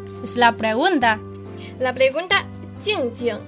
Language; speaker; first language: Spanish; non-native, fluent; Chinese